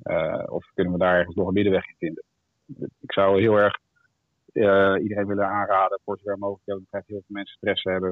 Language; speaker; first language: Dutch; native; Dutch